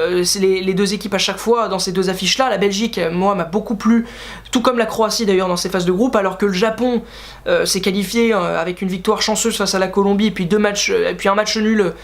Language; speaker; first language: French; native; French